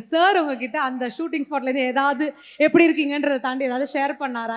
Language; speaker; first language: Tamil; native; Tamil